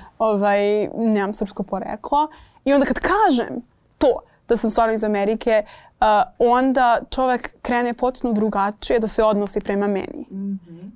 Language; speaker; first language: Serbian; non-native, fluent; English